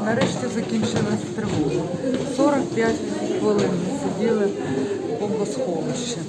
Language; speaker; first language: Ukrainian; native; Ukrainian